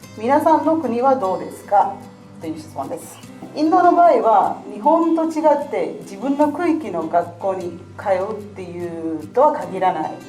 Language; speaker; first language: Japanese; non-native, fluent; Malayalam